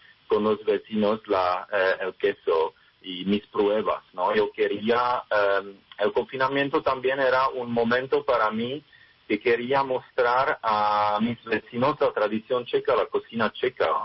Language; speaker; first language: Spanish; non-native, fluent; Czech